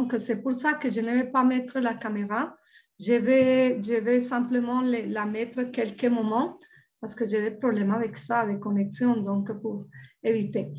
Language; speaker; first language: French; non-native, fluent; Spanish